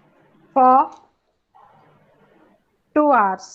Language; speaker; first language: English; non-native, learner; Hindi